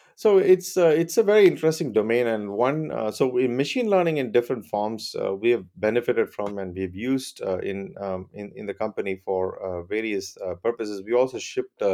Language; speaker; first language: English; non-native, local second language; Tamil